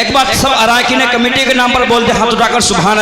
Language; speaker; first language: Hindi; native; Hindi